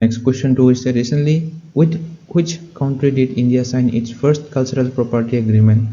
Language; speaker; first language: English; non-native, local second language; Assamese